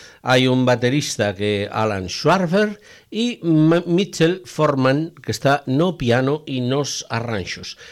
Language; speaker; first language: Galician; native; Galician